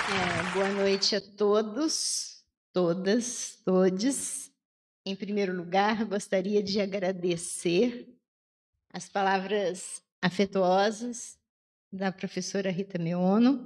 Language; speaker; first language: Portuguese; native; Portuguese